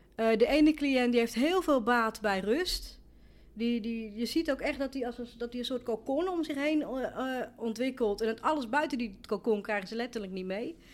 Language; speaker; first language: Dutch; native; Dutch